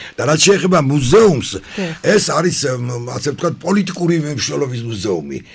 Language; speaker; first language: Georgian; non-native, local second language; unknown